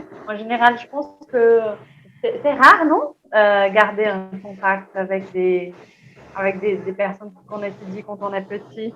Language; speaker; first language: French; non-native, fluent; Portuguese